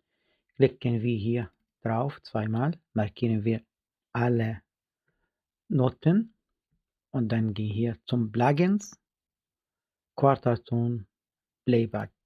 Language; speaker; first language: German; non-native, fluent; Arabic